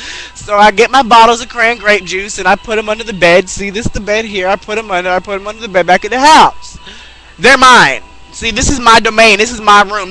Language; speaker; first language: English; native; English